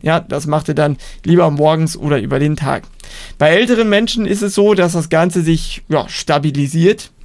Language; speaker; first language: German; native; German